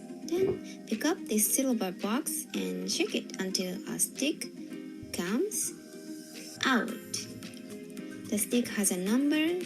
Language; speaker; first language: English; non-native, learner; Japanese